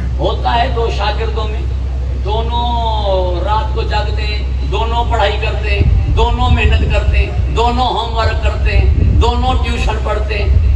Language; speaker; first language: Urdu; non-native, local second language; Sindhi